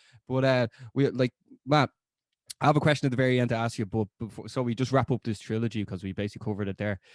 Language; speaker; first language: English; native; English